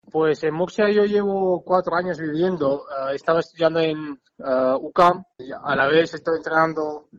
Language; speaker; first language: Spanish; non-native, learner; Kyrgyz